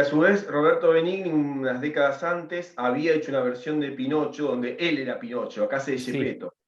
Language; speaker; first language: Spanish; native; Spanish